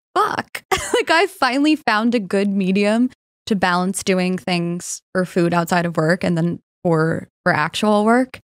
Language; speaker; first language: English; native; English